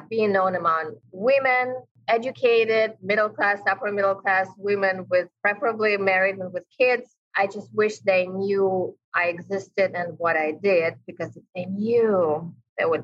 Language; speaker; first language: English; non-native, fluent; Ukrainian